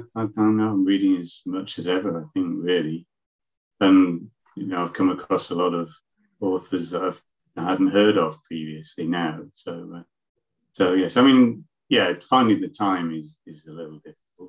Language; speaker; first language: English; native; English